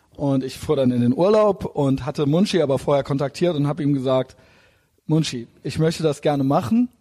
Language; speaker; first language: German; native; German